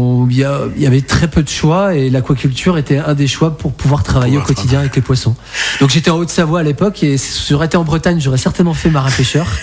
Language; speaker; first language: French; native; French